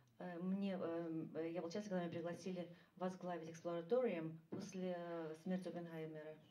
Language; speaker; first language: Russian; native; Russian